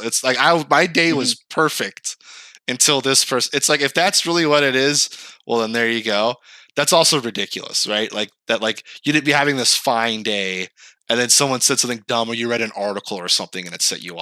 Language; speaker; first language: English; native; English